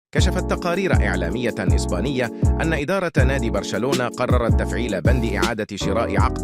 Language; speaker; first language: Arabic; native; Arabic